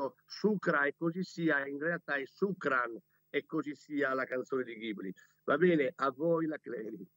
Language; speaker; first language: Italian; native; Italian